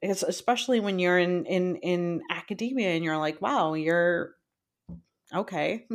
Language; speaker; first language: English; early bilingual, other home language; Spanish